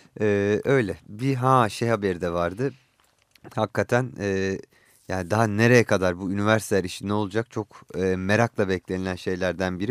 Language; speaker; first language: Turkish; native; Turkish